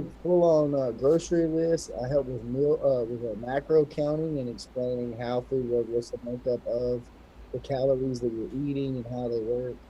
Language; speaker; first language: English; native; English